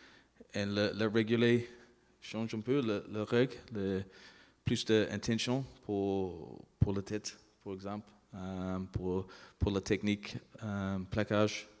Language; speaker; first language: French; non-native, learner; English